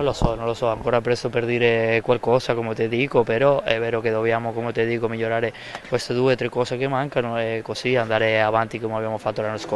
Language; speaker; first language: Italian; non-native, fluent; Spanish